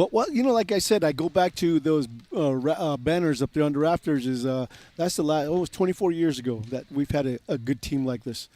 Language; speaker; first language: English; native; English